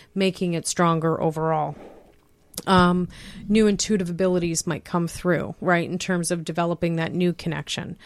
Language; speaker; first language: English; native; English